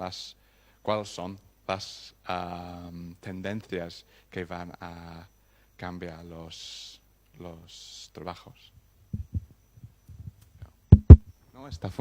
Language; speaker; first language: Spanish; non-native, learner; English